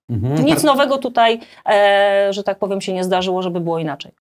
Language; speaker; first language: Polish; native; Polish